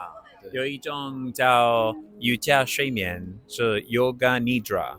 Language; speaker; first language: Chinese; non-native, learner; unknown